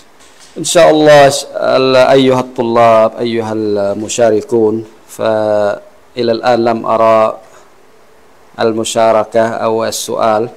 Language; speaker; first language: Arabic; non-native, fluent; Western Cham